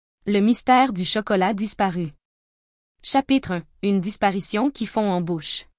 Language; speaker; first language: French; native; French